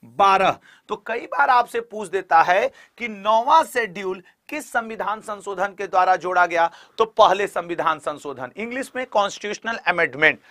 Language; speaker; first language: Hindi; native; Hindi